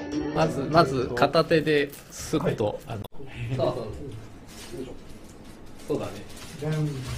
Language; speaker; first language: Japanese; native; Japanese